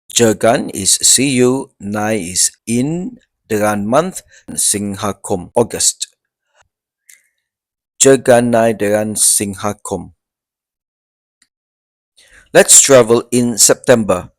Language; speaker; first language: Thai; non-native, learner; English